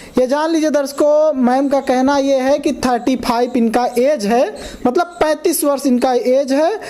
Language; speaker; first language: Hindi; native; Hindi